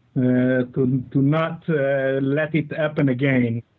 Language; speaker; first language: English; non-native, fluent; Hebrew